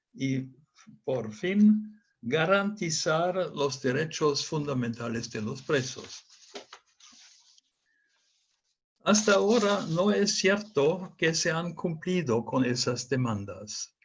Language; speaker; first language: Spanish; non-native, fluent; German